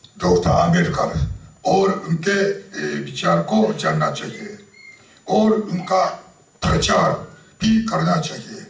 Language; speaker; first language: Hindi; non-native, fluent; Japanese